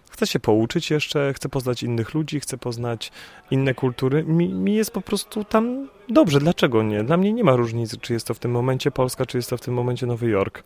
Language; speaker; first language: Polish; native; Polish